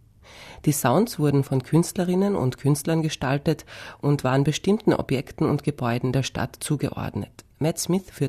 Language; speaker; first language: German; native; German